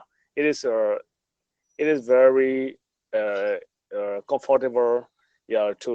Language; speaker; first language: English; non-native, learner; Burmese